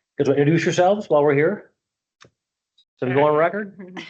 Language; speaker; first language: English; native; English